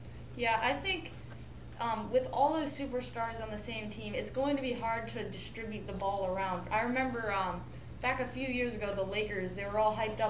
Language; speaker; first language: English; native; English